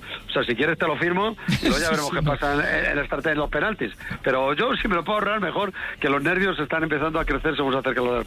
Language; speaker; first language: Spanish; native; Spanish